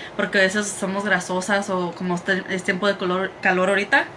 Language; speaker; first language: Spanish; early bilingual, heritage; Spanish